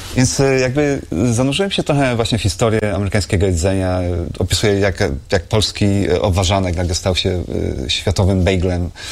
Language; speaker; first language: Polish; native; Polish